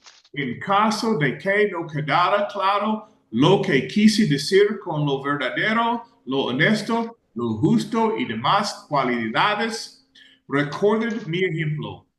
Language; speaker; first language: Spanish; non-native, fluent; English